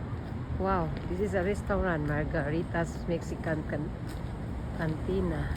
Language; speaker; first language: English; non-native, local second language; Cebuano